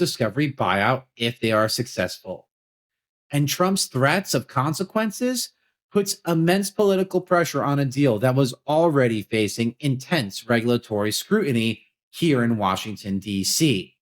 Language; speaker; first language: English; native; English